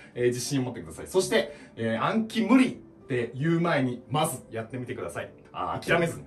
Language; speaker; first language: Japanese; native; Japanese